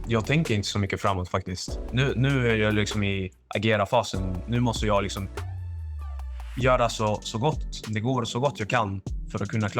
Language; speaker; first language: Swedish; non-native, fluent; Spanish